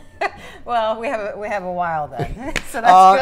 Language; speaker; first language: English; native; English